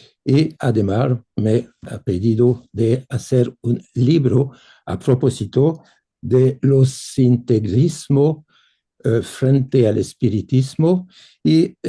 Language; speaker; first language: Spanish; non-native, fluent; French